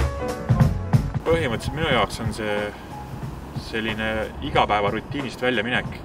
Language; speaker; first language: Estonian; native; Estonian